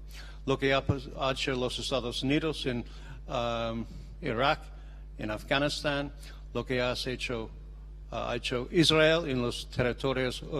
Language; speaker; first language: Spanish; non-native, learner; English